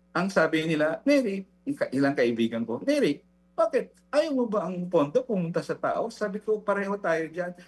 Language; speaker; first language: Filipino; non-native, local second language; Hiligaynon